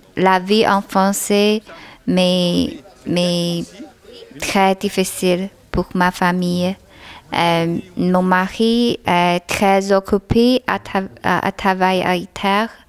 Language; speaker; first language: French; non-native, learner; Chinese